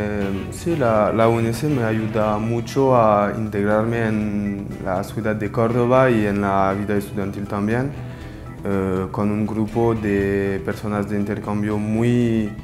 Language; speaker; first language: Spanish; non-native, learner; French